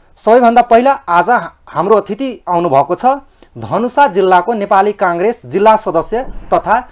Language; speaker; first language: Nepali; non-native, local second language; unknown